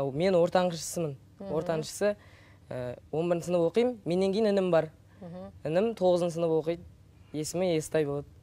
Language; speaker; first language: Kazakh; native; Kazakh